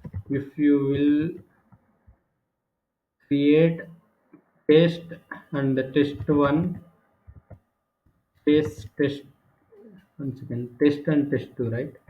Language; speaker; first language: English; non-native, local second language; Telugu